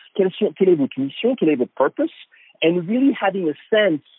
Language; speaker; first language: French; native; French